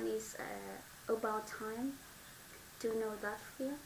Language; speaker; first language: English; non-native, learner; Vietnamese